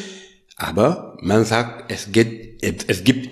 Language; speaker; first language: German; non-native, learner; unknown